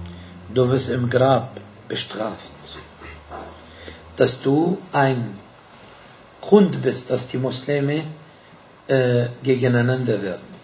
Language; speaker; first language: German; non-native, fluent; Arabic